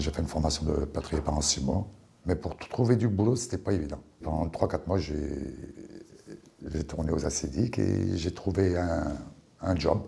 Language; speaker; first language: French; native; French